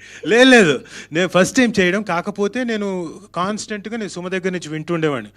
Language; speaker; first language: Telugu; native; Telugu